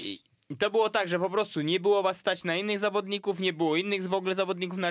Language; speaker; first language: Polish; native; Polish